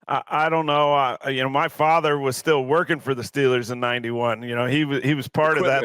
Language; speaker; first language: English; native; English